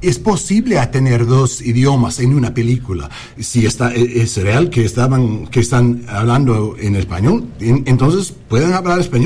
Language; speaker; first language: Spanish; early bilingual, heritage; English